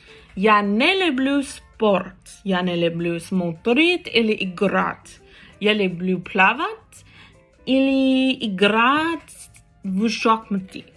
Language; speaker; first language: Russian; non-native, learner; English